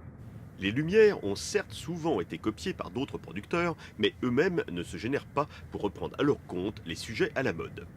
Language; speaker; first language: French; native; French